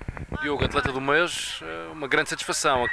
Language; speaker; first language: Portuguese; native; Portuguese